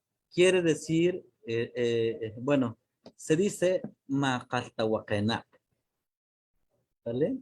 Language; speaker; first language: Spanish; non-native, local second language; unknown